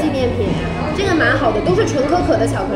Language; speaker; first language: Chinese; native; Chinese